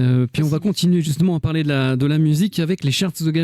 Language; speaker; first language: French; native; French